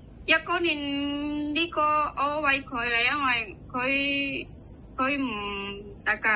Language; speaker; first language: Cantonese; non-native, learner; Indonesian